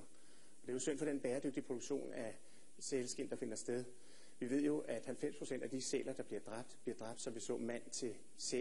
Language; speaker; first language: Danish; native; Danish